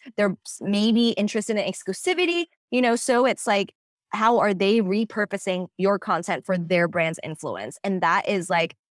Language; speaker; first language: English; non-native, local second language; Cantonese